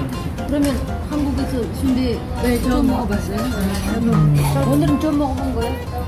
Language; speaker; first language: Korean; non-native, fluent; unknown